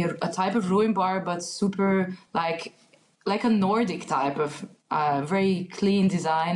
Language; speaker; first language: English; non-native, fluent; Hungarian